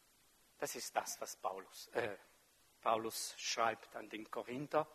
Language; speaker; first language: German; non-native, fluent; French